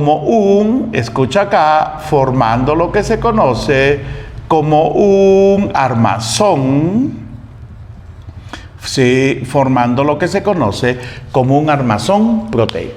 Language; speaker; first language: Spanish; native; Spanish